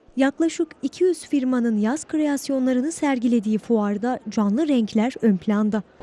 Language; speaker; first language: Turkish; native; Turkish